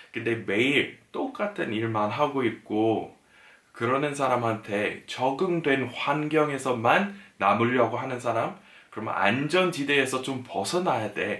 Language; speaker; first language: Korean; non-native, fluent; English